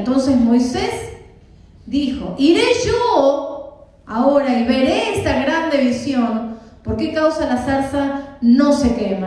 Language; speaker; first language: Spanish; native; Spanish